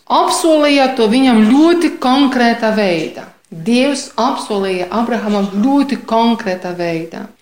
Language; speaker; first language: Latvian; non-native, fluent; Polish